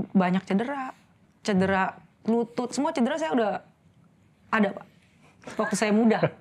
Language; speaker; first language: Indonesian; native; Indonesian